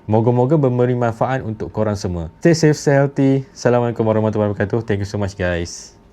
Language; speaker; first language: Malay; native; Malay